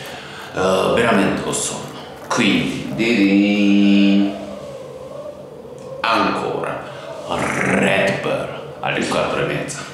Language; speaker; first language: Italian; non-native, fluent; Japanese